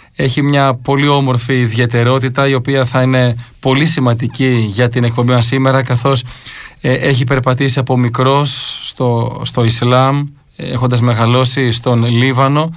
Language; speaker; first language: Greek; native; Greek